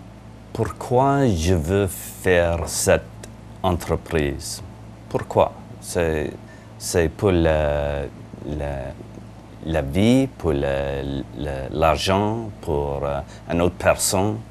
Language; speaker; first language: French; non-native, learner; English